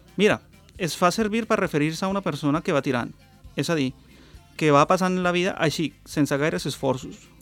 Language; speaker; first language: Catalan; non-native, learner; Spanish